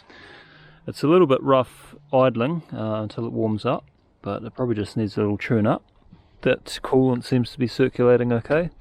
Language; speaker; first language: English; native; English